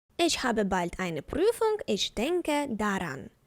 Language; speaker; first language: German; non-native, fluent; Ukrainian